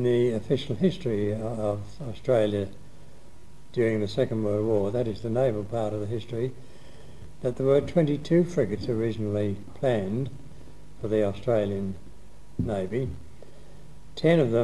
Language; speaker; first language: English; native; English